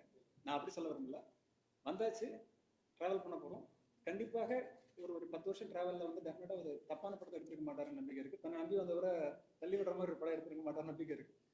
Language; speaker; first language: Tamil; native; Tamil